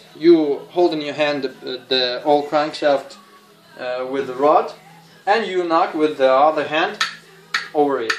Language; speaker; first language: English; non-native, fluent; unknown